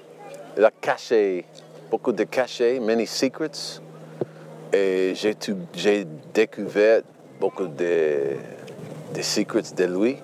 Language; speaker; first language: French; non-native, learner; English